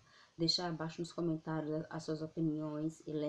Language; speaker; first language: Portuguese; native; Portuguese